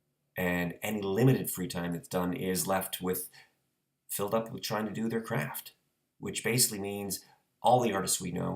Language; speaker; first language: English; native; English